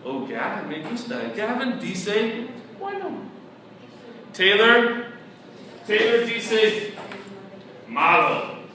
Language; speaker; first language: Spanish; non-native, fluent; English